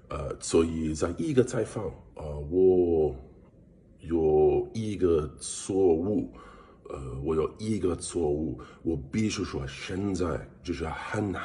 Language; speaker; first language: Chinese; non-native, learner; English